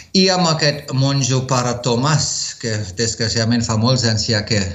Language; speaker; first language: Catalan; non-native, fluent; German